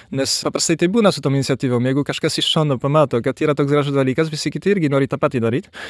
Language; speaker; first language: Lithuanian; native; Lithuanian